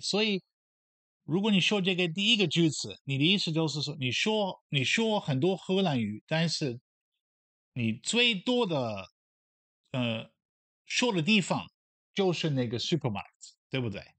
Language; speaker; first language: Chinese; non-native, fluent; Dutch